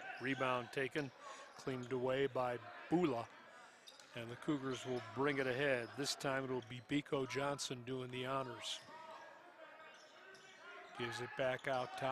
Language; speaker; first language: English; native; English